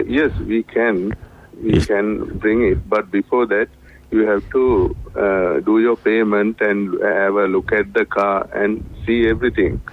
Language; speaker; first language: English; non-native, learner; Sinhala